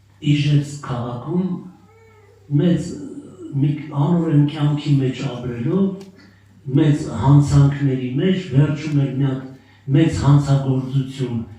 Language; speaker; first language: Armenian; native; Armenian